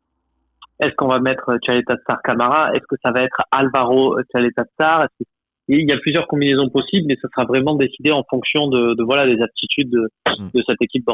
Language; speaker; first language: French; native; French